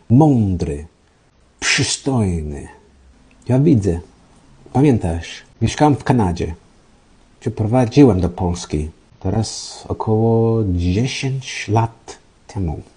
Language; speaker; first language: Polish; non-native, learner; English